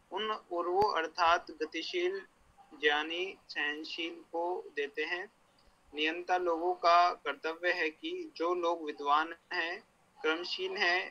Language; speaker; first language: Hindi; native; Hindi